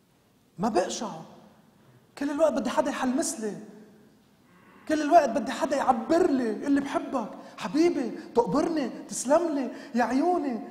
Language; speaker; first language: Arabic; native; Arabic